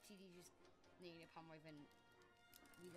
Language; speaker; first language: Welsh; non-native, local second language; English